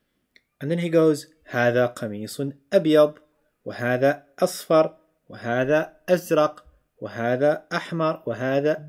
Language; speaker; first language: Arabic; non-native, fluent; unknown